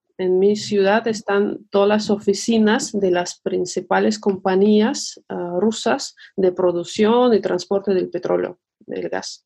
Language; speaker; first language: Spanish; non-native, fluent; Russian